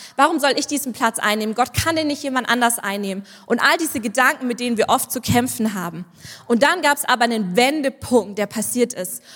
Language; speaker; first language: German; native; German